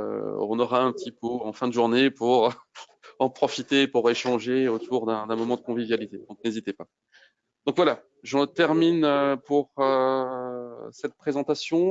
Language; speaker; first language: French; native; French